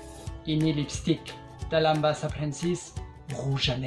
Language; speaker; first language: Indonesian; non-native, fluent; French